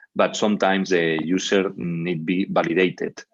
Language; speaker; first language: English; non-native, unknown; Catalan